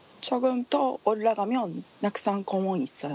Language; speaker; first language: Korean; non-native, learner; Japanese